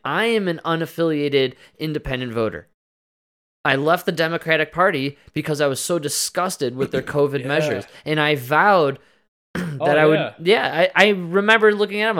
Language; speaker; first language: English; native; English